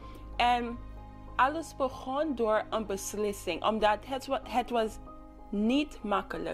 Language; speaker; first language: Dutch; non-native, local second language; English